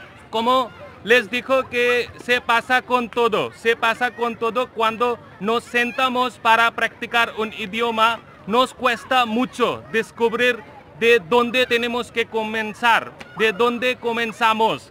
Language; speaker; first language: Spanish; non-native, fluent; Hindi